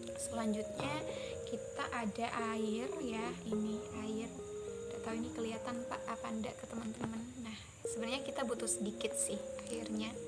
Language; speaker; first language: Indonesian; non-native, local second language; Madurese